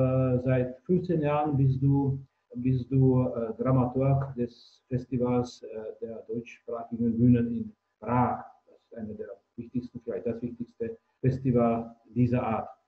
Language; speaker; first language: German; non-native, fluent; Czech